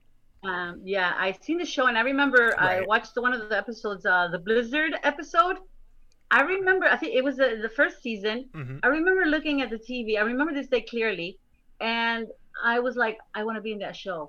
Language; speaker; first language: English; early bilingual, other home language; Spanish